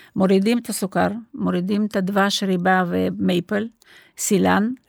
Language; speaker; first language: Hebrew; non-native, fluent; Russian